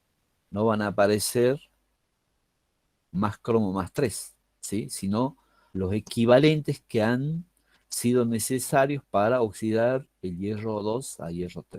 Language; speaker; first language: Spanish; native; Spanish